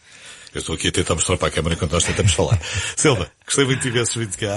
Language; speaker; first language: Portuguese; native; Portuguese